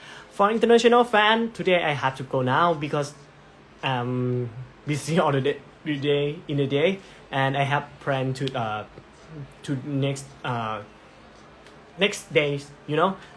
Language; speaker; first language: English; non-native, learner; Thai